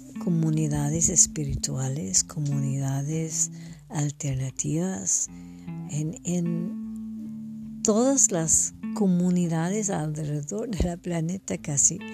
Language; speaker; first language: Spanish; non-native, fluent; French